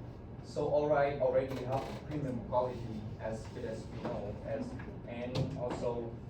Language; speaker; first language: English; non-native, learner; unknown